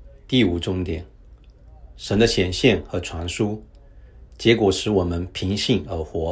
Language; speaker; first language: Chinese; native; Chinese